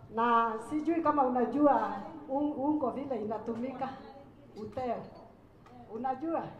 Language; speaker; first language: Swahili; non-native, local second language; Kikuyu